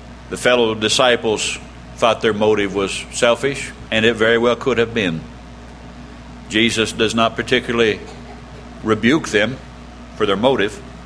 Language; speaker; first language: English; native; English